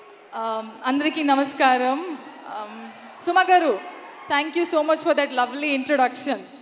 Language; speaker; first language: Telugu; non-native, learner; Kannada